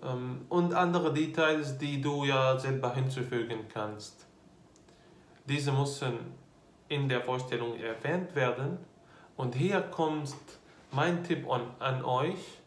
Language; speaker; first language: German; non-native, fluent; Arabic